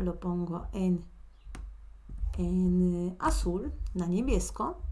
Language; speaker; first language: Spanish; non-native, fluent; Polish